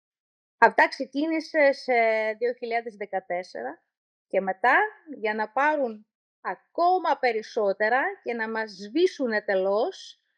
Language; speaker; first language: Greek; non-native, learner; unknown